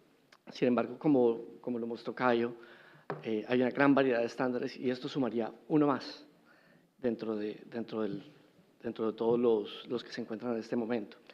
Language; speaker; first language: Spanish; native; Spanish